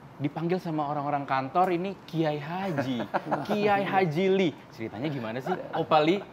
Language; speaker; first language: Indonesian; native; Indonesian